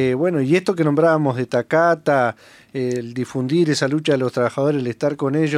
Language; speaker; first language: Spanish; native; Spanish